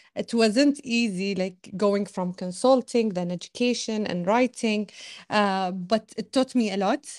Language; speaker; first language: English; non-native, fluent; Arabic